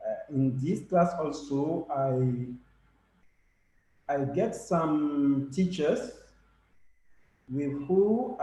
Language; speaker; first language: English; non-native, learner; French